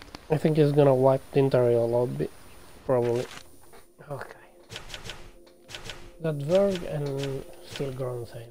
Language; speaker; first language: English; non-native, fluent; Italian